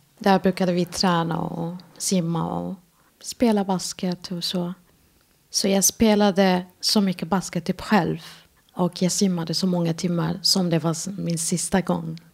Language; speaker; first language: Swedish; non-native, fluent; Arabic